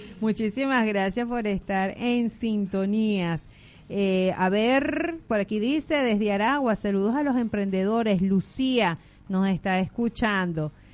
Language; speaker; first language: Spanish; native; Spanish